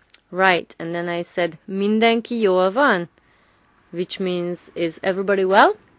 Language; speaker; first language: English; non-native, fluent; Hungarian